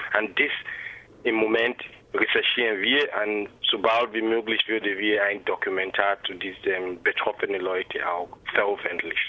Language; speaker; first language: German; non-native, fluent; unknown